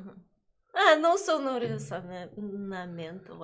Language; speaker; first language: Portuguese; non-native, learner; Russian